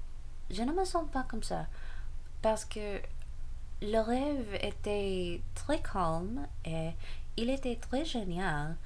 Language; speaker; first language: French; non-native, learner; English